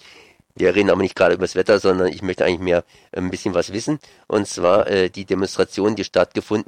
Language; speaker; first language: German; native; German